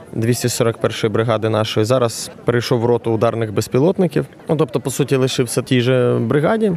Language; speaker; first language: Ukrainian; non-native, local second language; Russian